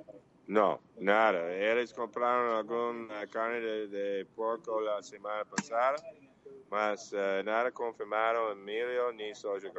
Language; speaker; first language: Portuguese; non-native, learner; English